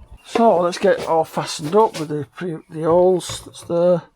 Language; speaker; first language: English; native; English